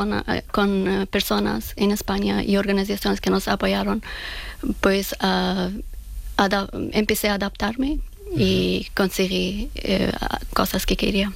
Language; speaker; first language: Spanish; non-native, fluent; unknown